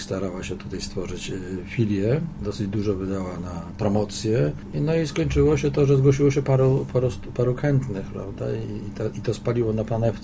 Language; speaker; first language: Polish; native; Polish